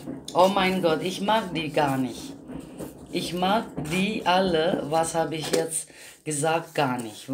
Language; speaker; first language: German; non-native, learner; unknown